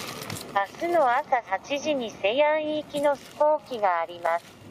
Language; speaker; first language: Japanese; non-native, fluent; Chinese